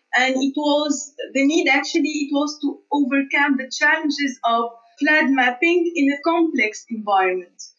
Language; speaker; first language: English; non-native, fluent; Arabic